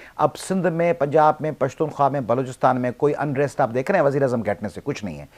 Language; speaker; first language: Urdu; non-native, local second language; Sindhi